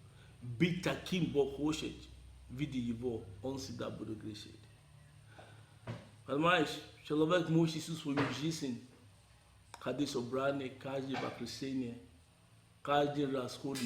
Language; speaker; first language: Russian; non-native, learner; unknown